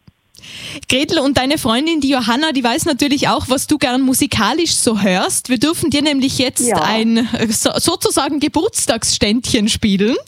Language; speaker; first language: German; native; German